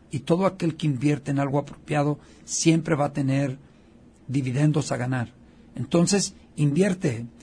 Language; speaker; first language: Spanish; early bilingual, heritage; Spanish